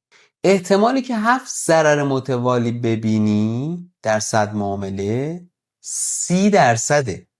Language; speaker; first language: Persian; native; Persian